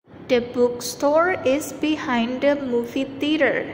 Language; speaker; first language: English; non-native, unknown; Indonesian